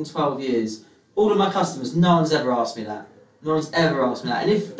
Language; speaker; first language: English; native; English